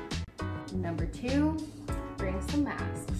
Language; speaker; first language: English; native; English